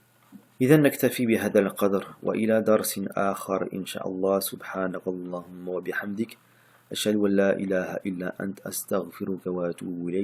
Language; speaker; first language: Arabic; non-native, fluent; French